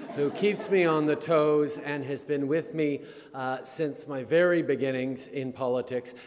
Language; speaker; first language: English; early bilingual, other home language; French